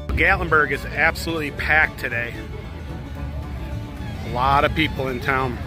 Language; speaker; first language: English; native; English